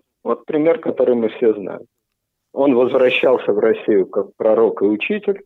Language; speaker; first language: Russian; native; Russian